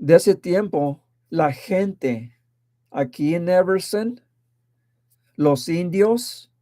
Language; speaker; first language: Spanish; early bilingual, heritage; Spanish